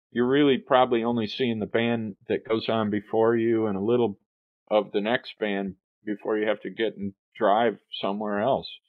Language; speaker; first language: English; native; English